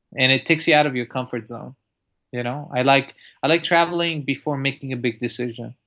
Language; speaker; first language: English; early bilingual, other home language; Arabic